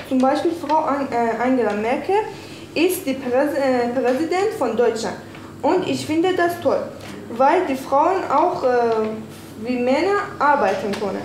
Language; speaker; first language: German; non-native, learner; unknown